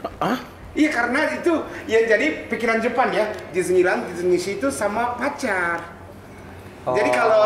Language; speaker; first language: Indonesian; non-native, learner; Japanese